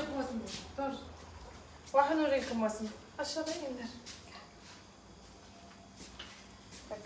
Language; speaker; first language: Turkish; non-native, learner; Arabic